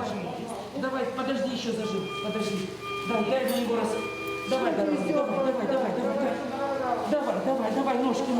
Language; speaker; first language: Russian; native; Russian